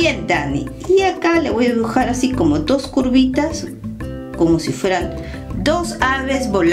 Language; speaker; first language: Spanish; native; Spanish